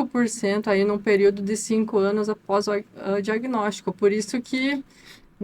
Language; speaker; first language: Portuguese; native; Portuguese